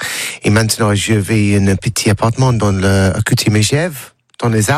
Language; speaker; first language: French; non-native, learner; English